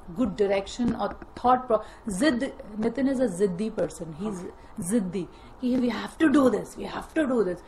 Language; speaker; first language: Hindi; native; Hindi